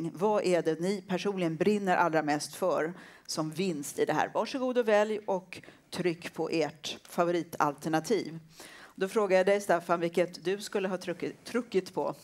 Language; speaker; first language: Swedish; native; Swedish